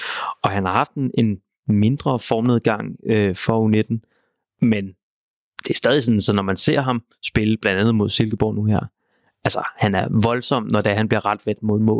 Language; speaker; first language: Danish; native; Danish